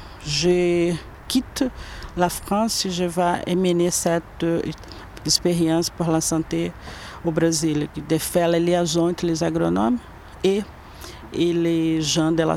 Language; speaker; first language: French; non-native, learner; Portuguese